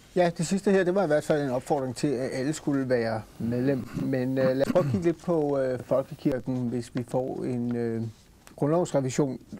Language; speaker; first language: Danish; native; Danish